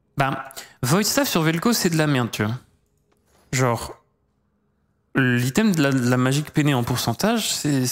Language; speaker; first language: French; native; French